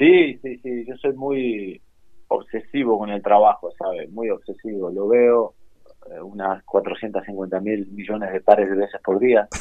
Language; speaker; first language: Spanish; native; Spanish